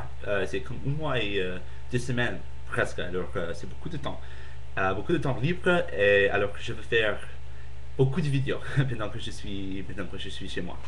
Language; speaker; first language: French; non-native, fluent; English